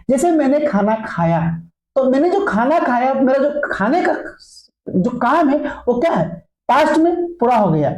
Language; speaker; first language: Hindi; native; Hindi